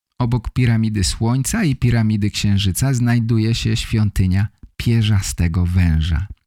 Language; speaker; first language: Polish; native; Polish